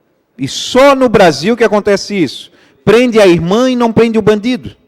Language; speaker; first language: Portuguese; native; Portuguese